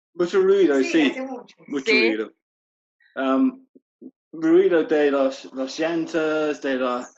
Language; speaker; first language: Spanish; non-native, learner; English